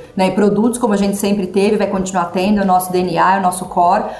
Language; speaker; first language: Portuguese; native; Portuguese